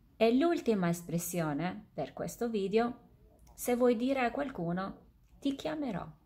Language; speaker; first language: Italian; non-native, fluent; Albanian